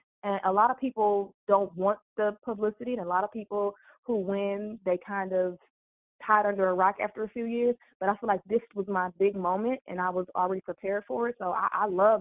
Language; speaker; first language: English; native; English